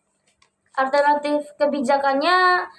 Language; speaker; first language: Indonesian; native; Indonesian